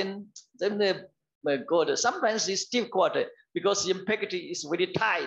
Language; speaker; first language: English; non-native, learner; Chinese